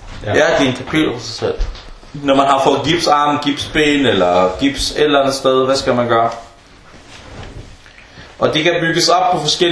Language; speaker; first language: Danish; non-native, fluent; Arabic